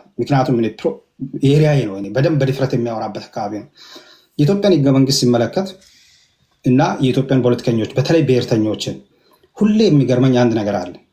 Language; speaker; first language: Amharic; non-native, local second language; Hadiyya